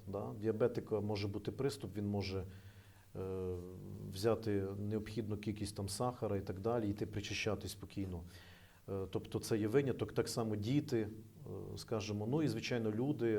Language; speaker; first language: Ukrainian; native; Ukrainian